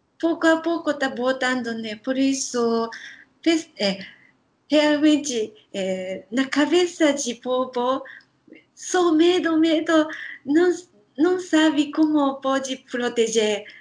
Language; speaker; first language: Portuguese; non-native, learner; Japanese